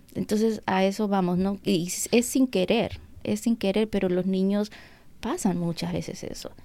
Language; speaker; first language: Spanish; native; Spanish